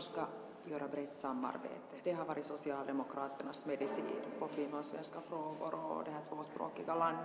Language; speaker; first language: Swedish; non-native, local second language; Finnish